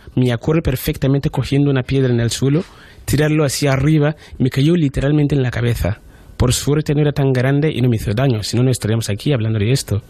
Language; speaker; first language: Spanish; non-native, fluent; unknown